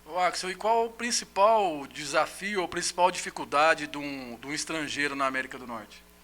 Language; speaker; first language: Portuguese; native; Portuguese